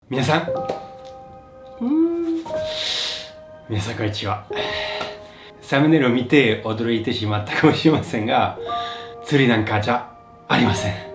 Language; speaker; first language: Japanese; non-native, fluent; French